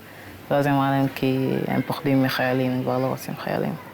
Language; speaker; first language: Hebrew; early bilingual, other home language; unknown